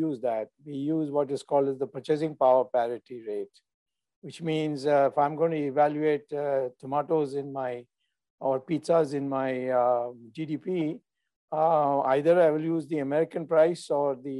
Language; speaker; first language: English; non-native, local second language; Tamil